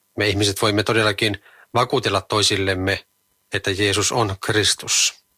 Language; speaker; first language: Finnish; native; Finnish